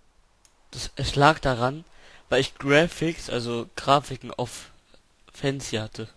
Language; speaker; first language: German; native; German